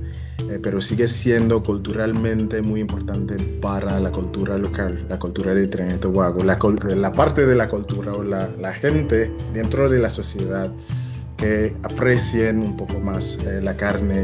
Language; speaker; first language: Spanish; non-native, fluent; English